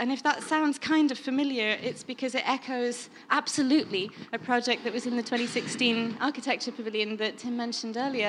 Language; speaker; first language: English; native; English